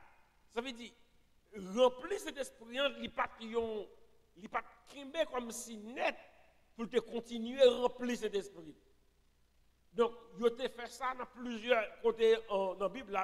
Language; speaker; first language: French; non-native, local second language; Haitian Creole